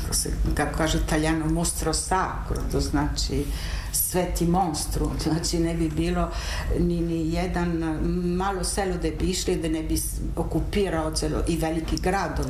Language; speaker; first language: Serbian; non-native, fluent; Italian